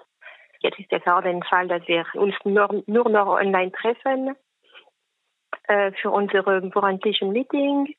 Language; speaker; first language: German; non-native, fluent; French